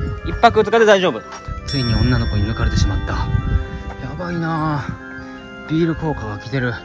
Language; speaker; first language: Japanese; native; Japanese